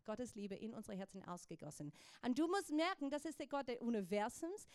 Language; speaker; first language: German; non-native, fluent; English